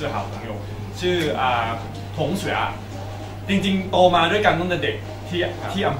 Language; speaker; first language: Chinese; non-native, learner; Thai